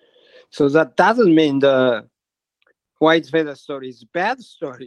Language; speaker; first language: English; non-native, learner; Japanese